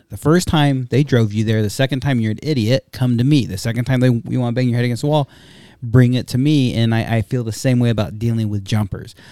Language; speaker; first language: English; native; English